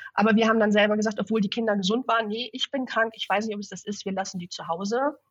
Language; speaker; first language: German; native; German